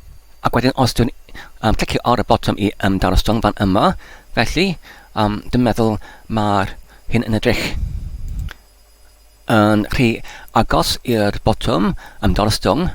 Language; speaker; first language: Welsh; non-native, learner; Polish